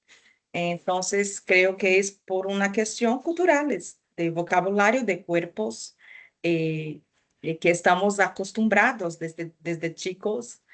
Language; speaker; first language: Spanish; non-native, fluent; Portuguese